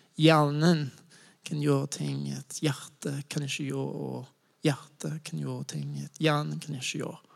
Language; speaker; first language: Norwegian; non-native, fluent; English